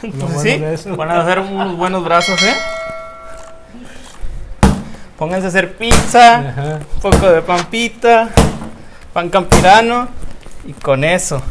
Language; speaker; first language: Spanish; native; Spanish